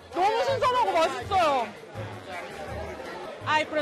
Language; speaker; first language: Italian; non-native, learner; Korean